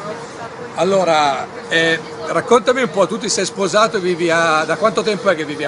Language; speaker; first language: Italian; native; Italian